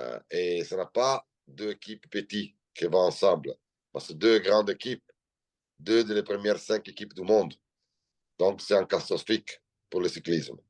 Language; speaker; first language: French; non-native, learner; Italian